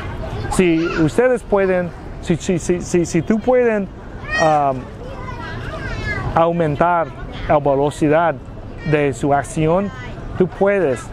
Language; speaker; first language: Spanish; non-native, learner; Vietnamese